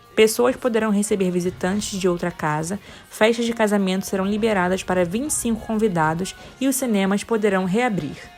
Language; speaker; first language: Portuguese; native; Portuguese